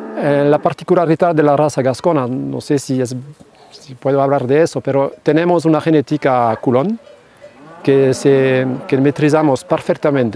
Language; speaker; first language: Spanish; non-native, fluent; French